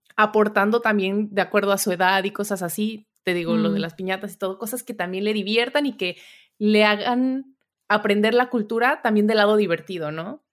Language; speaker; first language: Spanish; early bilingual, heritage; Spanish